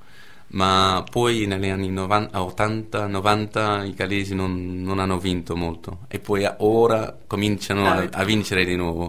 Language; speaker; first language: Italian; non-native, fluent; English